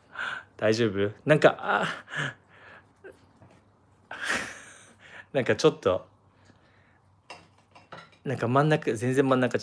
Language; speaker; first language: Japanese; non-native, fluent; English